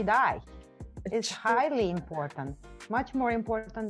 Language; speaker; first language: English; non-native, fluent; Romanian